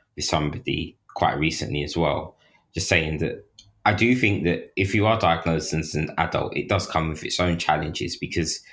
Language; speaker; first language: English; native; English